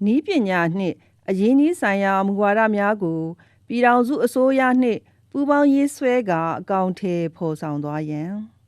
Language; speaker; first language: Burmese; non-native, local second language; S'gaw Karen